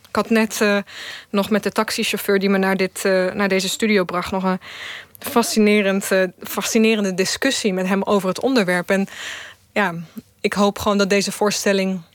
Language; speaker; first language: Dutch; early bilingual, other home language; Bosnian